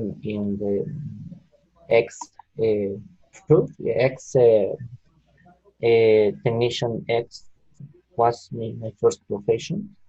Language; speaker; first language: English; non-native, learner; Spanish